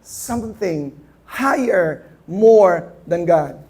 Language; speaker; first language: English; non-native, local second language; Filipino